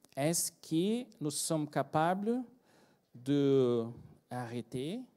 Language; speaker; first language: French; non-native, fluent; Portuguese